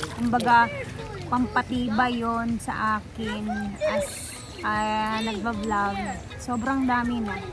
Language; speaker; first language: Filipino; non-native, local second language; Cebuano